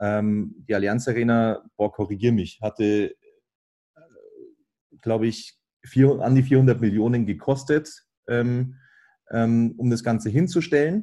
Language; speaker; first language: German; native; German